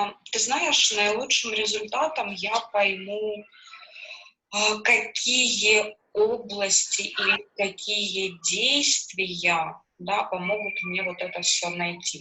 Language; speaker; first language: Russian; native; Russian